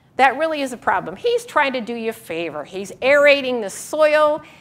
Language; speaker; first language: English; native; English